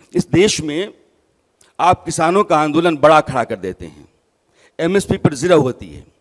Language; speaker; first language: Hindi; native; Hindi